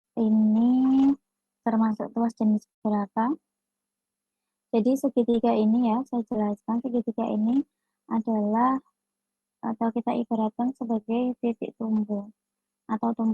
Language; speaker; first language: Indonesian; native; Indonesian